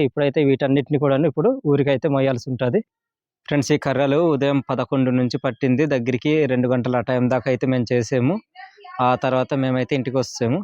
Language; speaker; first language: Telugu; non-native, local second language; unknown